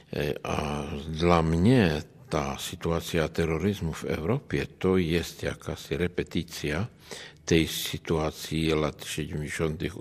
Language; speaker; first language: Polish; non-native, learner; Czech